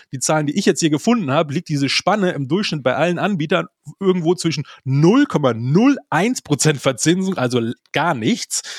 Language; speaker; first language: German; native; German